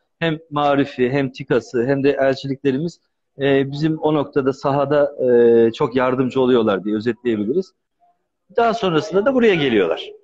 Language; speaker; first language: Turkish; native; Turkish